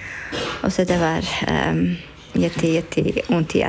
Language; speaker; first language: Swedish; non-native, learner; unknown